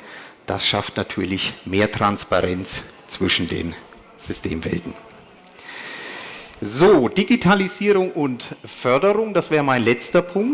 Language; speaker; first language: German; native; German